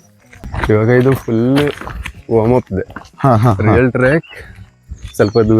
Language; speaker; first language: Kannada; non-native, local second language; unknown